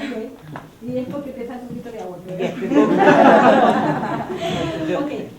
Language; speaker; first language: Spanish; early bilingual, heritage; Spanish